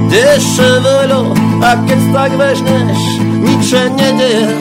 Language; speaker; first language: Slovak; native; Slovak